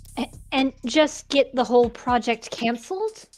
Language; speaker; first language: English; native; English